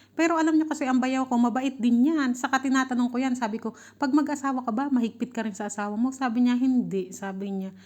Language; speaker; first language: Filipino; native; Filipino